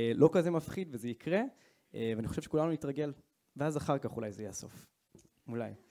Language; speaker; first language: Hebrew; native; Hebrew